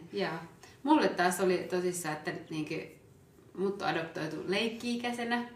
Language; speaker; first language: Finnish; early bilingual, other home language; Amharic